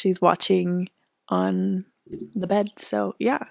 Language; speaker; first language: English; native; English